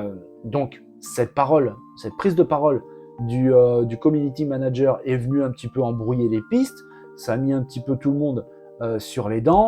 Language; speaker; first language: French; native; French